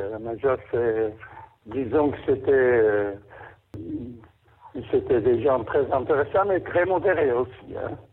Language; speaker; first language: French; non-native, fluent; Portuguese